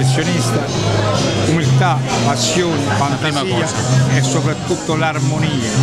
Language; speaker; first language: Italian; native; Italian